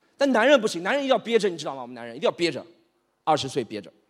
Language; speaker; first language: Chinese; native; Chinese